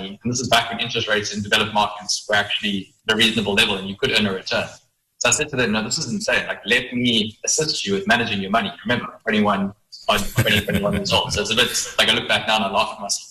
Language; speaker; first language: English; native; English